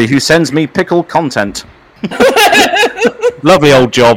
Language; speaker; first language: English; native; English